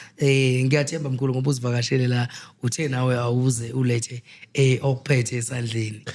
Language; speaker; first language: Zulu; native; Zulu